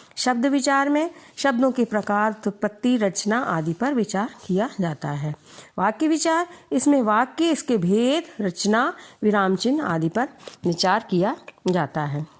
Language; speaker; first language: Hindi; native; Hindi